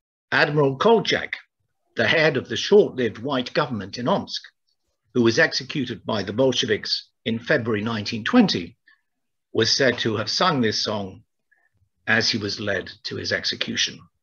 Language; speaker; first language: English; native; English